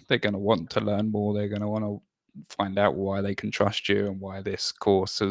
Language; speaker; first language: English; native; English